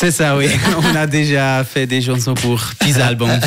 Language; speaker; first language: French; non-native, local second language; German